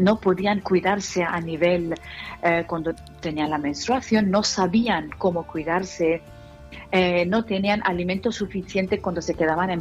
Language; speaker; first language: Spanish; non-native, fluent; Telugu